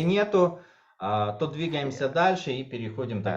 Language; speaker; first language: Russian; native; Russian